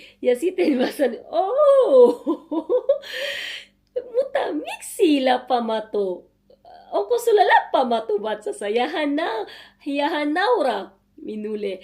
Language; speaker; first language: Finnish; non-native, learner; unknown